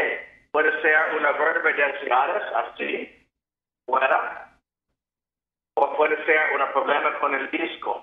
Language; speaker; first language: Spanish; non-native, fluent; English